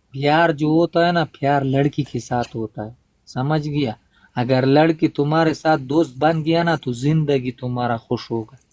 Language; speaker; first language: Hindi; non-native, local second language; Pashto